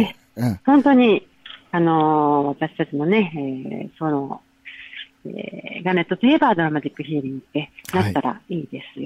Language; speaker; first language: Japanese; native; Japanese